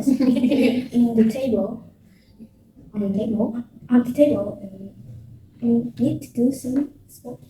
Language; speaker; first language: English; non-native, learner; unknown